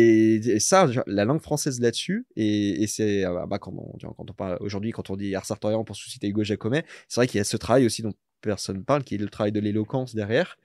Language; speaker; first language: French; native; French